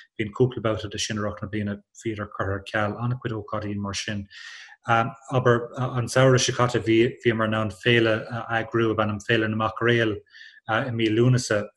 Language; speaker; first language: Irish; non-native, local second language; English